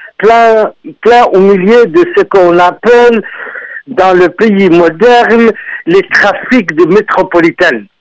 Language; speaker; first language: French; non-native, local second language; Arabic